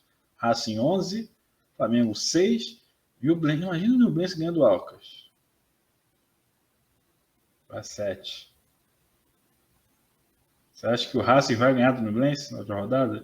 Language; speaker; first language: Portuguese; native; Portuguese